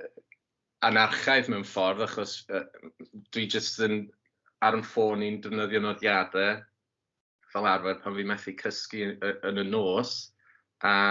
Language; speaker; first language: Welsh; native; Welsh